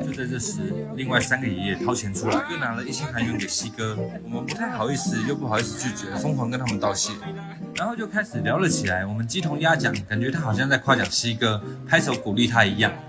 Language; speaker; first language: Chinese; native; Chinese